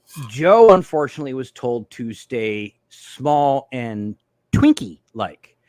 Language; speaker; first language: English; native; English